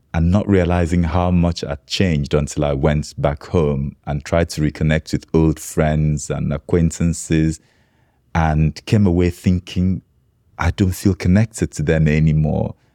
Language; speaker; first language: English; non-native, local second language; Igbo